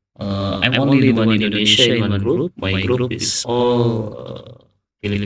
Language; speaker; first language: English; non-native, learner; Indonesian